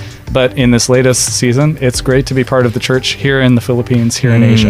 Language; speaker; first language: English; native; English